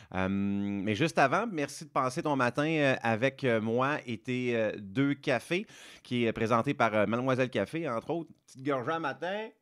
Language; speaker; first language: French; native; French